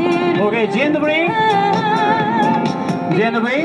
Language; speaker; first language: Polish; non-native, learner; Japanese